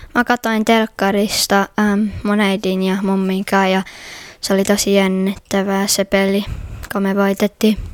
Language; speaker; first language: Finnish; early bilingual, heritage; Finnish